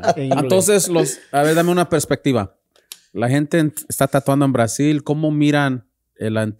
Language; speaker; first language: Spanish; early bilingual, heritage; Spanish